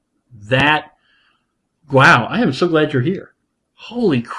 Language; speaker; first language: English; native; English